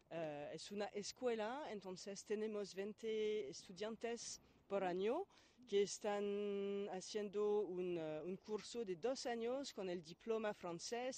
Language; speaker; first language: Spanish; non-native, fluent; French